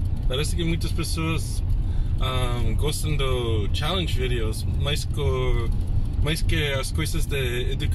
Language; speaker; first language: Portuguese; non-native, learner; English